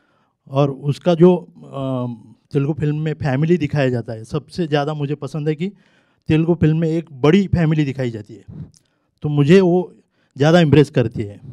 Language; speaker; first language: Hindi; non-native, local second language; Marathi